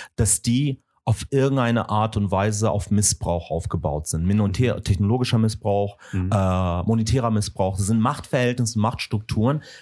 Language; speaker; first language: German; early bilingual, other home language; Russian